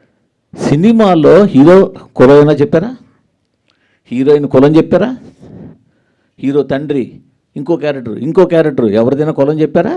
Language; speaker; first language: Telugu; native; Telugu